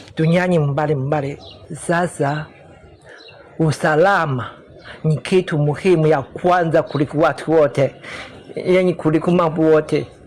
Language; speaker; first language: Swahili; non-native, learner; Chinese